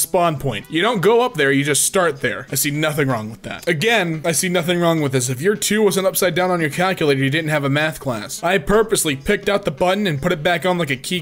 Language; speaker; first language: English; native; English